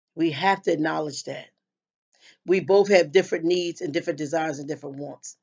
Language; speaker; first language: English; native; English